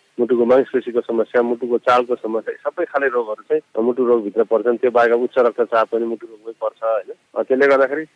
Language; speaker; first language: Nepali; native; Nepali